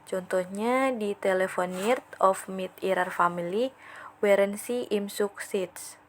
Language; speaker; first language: German; non-native, fluent; Indonesian